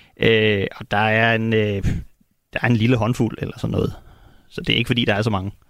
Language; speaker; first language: Danish; native; Danish